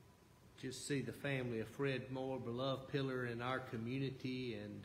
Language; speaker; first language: English; native; English